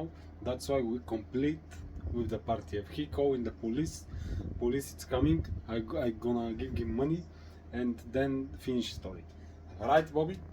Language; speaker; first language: English; non-native, learner; Bulgarian